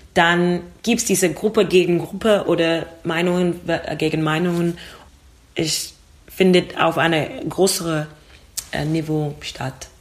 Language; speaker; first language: German; non-native, learner; English